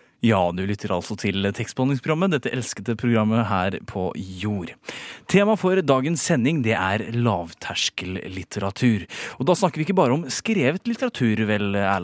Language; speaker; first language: Norwegian; native; Norwegian